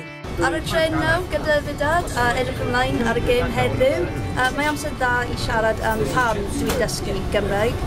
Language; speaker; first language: Welsh; non-native, local second language; English